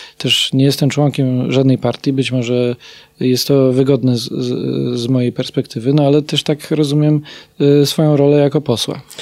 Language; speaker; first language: Polish; native; Polish